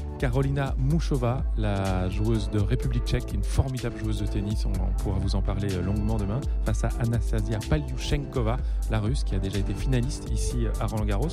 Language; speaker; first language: French; native; French